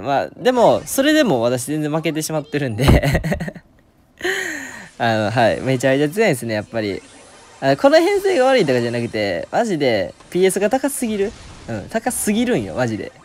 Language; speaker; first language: Japanese; native; Japanese